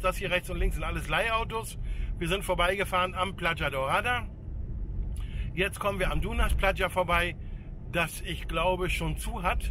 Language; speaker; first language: German; native; German